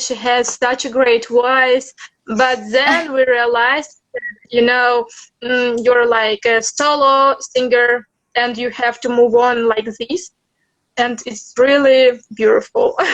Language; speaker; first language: English; non-native, learner; Russian